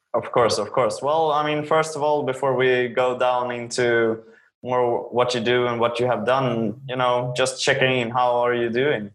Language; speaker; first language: English; non-native, fluent; Swedish